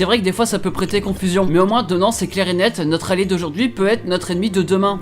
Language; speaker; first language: French; native; French